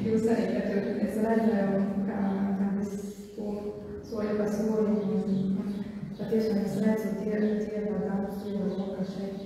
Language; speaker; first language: Latvian; non-native, learner; German